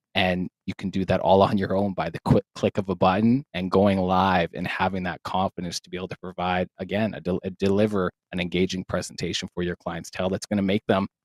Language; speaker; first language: English; native; English